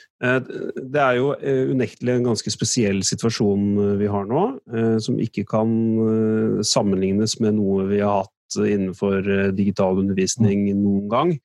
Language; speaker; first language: Norwegian; native; Norwegian